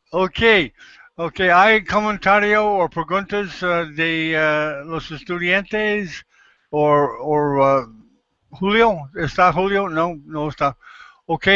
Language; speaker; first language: Spanish; non-native, learner; English